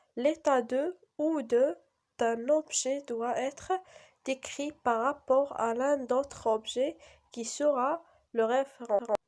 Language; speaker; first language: French; non-native, local second language; Arabic